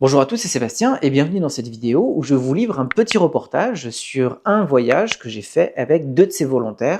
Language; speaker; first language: French; native; French